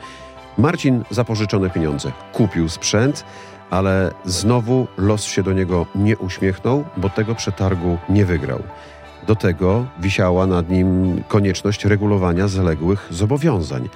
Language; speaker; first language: Polish; native; Polish